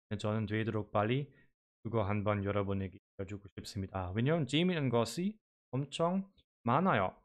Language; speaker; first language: Korean; non-native, learner; German